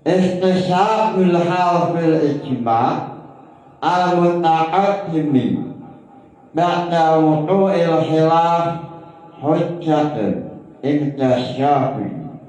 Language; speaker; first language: Arabic; non-native, fluent; Indonesian